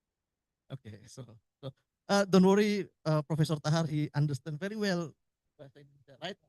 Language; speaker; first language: English; non-native, learner; Indonesian